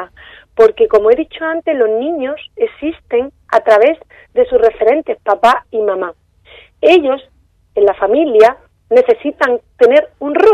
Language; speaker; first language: Spanish; native; Spanish